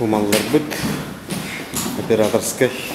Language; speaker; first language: Russian; non-native, local second language; Yakut